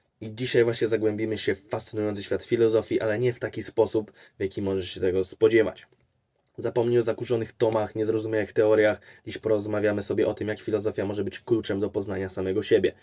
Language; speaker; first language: Polish; native; Polish